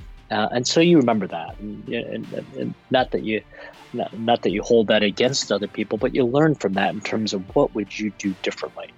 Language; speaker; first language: English; native; English